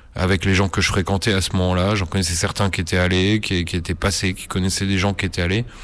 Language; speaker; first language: French; native; French